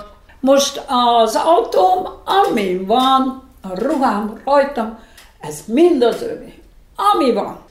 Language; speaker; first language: Hungarian; early bilingual, heritage; Hungarian